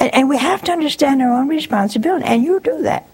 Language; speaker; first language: English; native; English